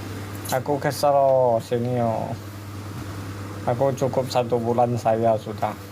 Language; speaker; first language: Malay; non-native, local second language; Hakka Chinese